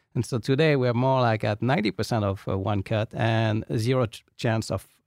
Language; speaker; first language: English; non-native, fluent; French